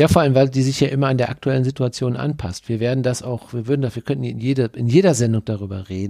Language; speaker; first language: German; native; German